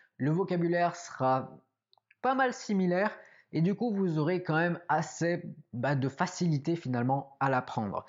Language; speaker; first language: French; native; French